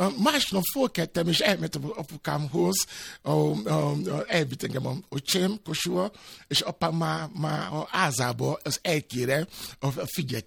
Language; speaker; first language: Hungarian; non-native, fluent; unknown